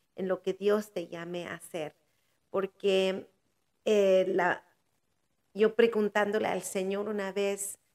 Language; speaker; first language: Spanish; early bilingual, heritage; Spanish